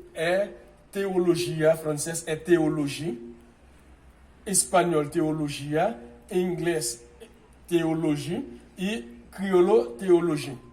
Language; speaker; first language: Portuguese; non-native, fluent; Haitian Creole